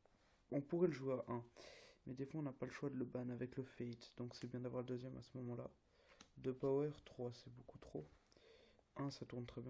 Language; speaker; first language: French; native; French